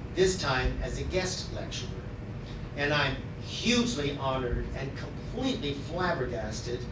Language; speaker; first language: English; native; English